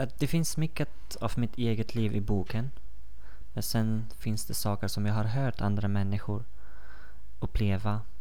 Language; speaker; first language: Swedish; non-native, fluent; Persian